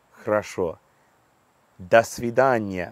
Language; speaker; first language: Russian; non-native, fluent; English